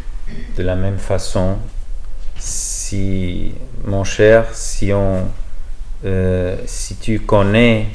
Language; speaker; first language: French; non-native, learner; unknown